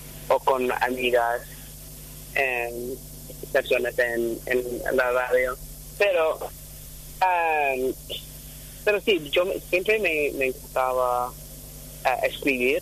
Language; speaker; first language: Spanish; non-native, fluent; English